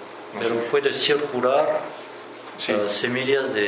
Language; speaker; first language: Spanish; non-native, fluent; French